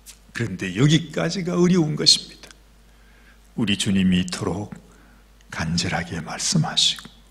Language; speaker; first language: Korean; native; Korean